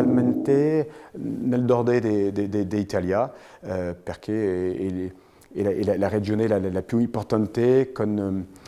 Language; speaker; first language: Italian; non-native, fluent; French